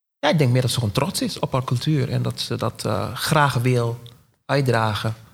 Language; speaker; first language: Dutch; non-native, local second language; Papiamento